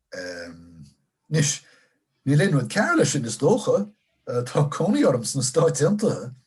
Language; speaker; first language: Irish; non-native, local second language; English